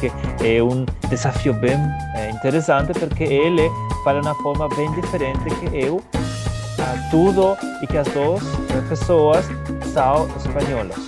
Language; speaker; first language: Portuguese; non-native, fluent; Spanish